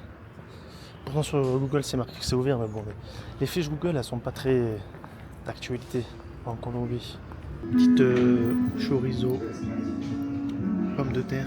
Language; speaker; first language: French; native; French